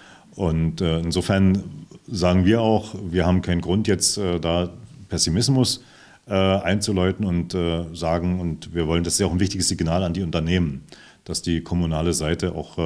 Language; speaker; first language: German; native; German